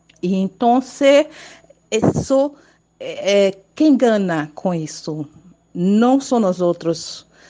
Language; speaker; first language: Spanish; non-native, fluent; Portuguese